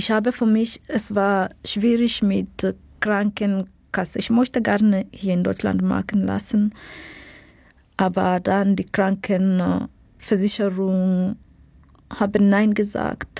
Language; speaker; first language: German; non-native, fluent; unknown